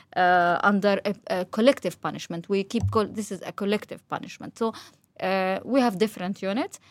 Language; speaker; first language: English; non-native, fluent; Arabic